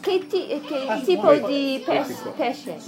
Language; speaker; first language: Italian; non-native, learner; English